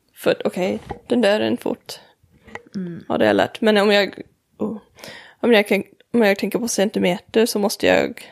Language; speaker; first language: Swedish; non-native, fluent; English